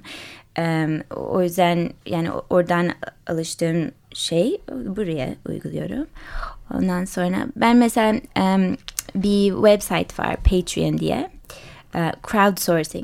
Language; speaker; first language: Turkish; early bilingual, heritage; English